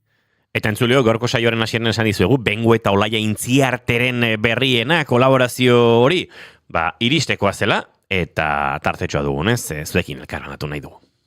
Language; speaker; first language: Basque; native; Basque